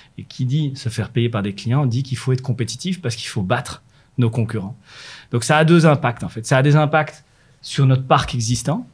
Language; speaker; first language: French; native; French